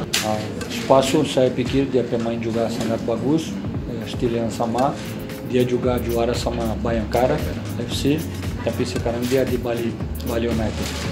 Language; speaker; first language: Indonesian; non-native, fluent; Portuguese